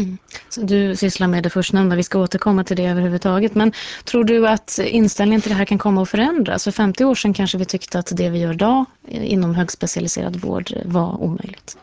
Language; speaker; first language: Swedish; native; Swedish